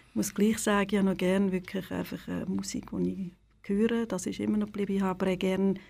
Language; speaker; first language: German; native; German